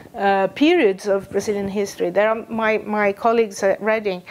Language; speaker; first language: English; non-native, fluent; Portuguese